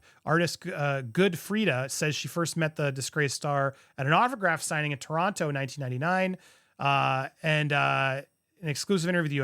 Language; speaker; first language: English; native; English